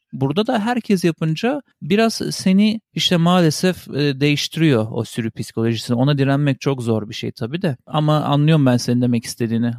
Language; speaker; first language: Turkish; native; Turkish